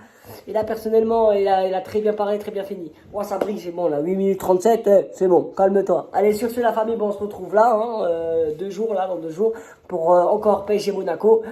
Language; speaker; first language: French; native; French